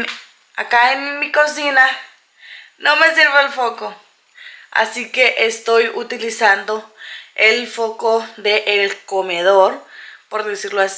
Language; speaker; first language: Spanish; native; Spanish